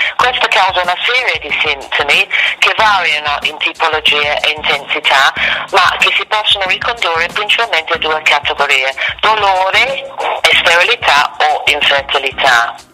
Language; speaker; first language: Italian; non-native, fluent; English